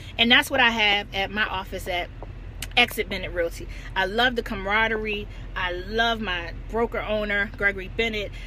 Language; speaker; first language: English; native; English